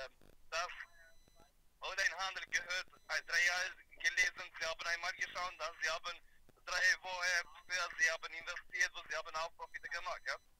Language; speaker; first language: German; non-native, learner; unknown